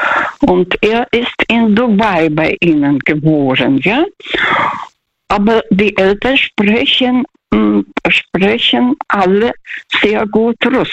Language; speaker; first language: German; early bilingual, heritage; Russian